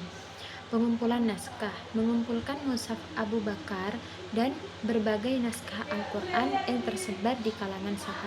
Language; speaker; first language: Indonesian; non-native, local second language; Madurese